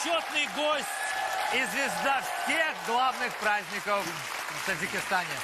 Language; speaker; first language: Russian; native; Russian